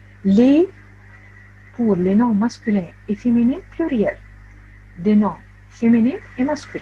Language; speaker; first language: French; non-native, fluent; Arabic